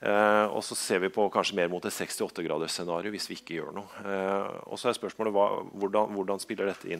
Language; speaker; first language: Norwegian; native; Norwegian